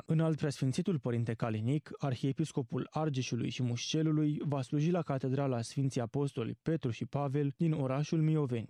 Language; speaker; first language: Romanian; native; Romanian